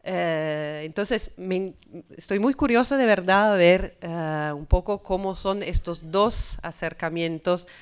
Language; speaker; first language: Spanish; non-native, fluent; Italian